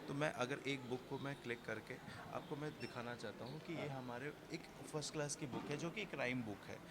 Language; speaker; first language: Hindi; native; Hindi